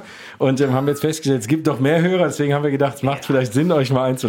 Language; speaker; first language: German; native; German